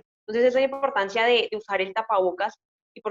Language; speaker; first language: Spanish; native; Spanish